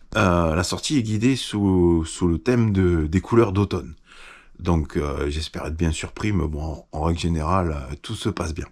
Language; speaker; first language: French; native; French